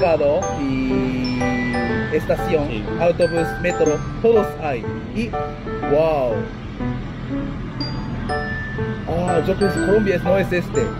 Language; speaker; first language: Spanish; non-native, learner; Japanese